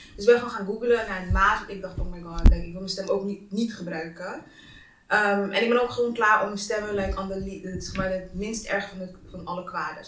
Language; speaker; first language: Dutch; early bilingual, other home language; Kinyarwanda